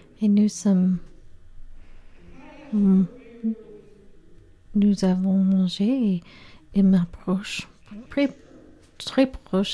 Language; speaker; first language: French; non-native, learner; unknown